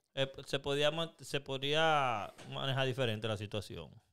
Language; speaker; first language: Spanish; early bilingual, heritage; Spanish